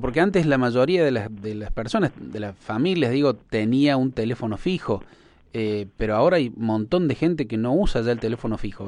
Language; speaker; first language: Spanish; native; Spanish